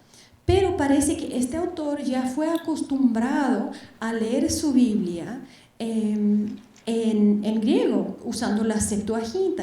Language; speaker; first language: Spanish; non-native, fluent; Bulgarian